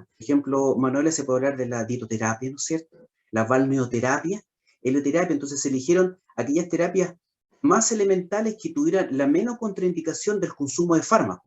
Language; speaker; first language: Spanish; native; Spanish